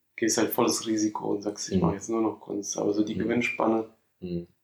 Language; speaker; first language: German; native; German